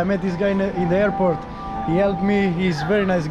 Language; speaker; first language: English; non-native, fluent; Italian